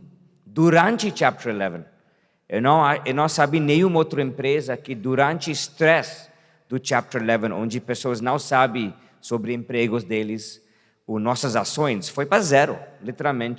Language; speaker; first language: Portuguese; non-native, fluent; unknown